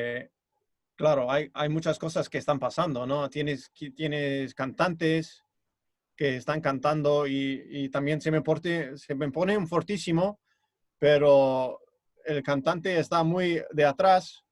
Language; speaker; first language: Spanish; non-native, fluent; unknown